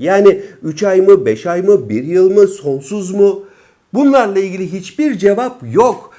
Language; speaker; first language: Turkish; native; Turkish